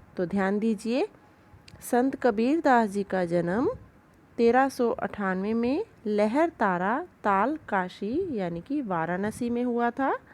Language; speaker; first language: Hindi; native; Hindi